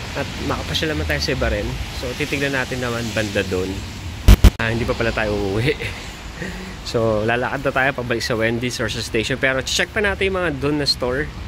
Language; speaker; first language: Filipino; native; Filipino